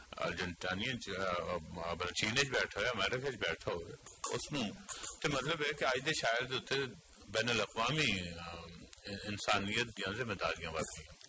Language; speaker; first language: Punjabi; non-native, local second language; Northern Hindko